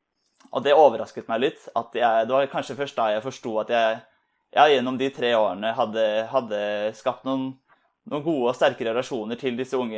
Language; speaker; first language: Norwegian; native; Norwegian